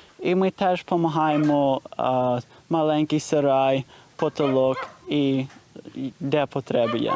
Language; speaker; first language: Ukrainian; non-native, learner; English